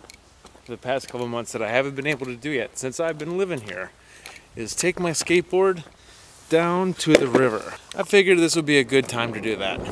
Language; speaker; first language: English; native; English